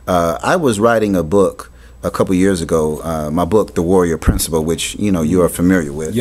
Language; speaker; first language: English; native; English